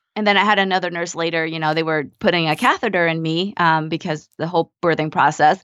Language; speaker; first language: English; early bilingual, other home language; Vietnamese